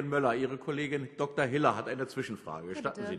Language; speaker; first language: German; native; German